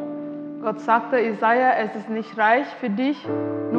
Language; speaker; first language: German; non-native, fluent; Indonesian